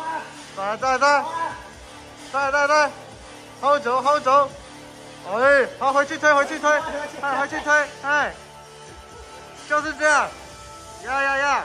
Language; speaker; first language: Chinese; native; Chinese